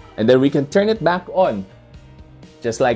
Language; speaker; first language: English; non-native, local second language; Filipino